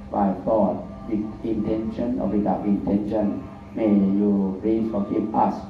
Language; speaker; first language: English; non-native, fluent; Thai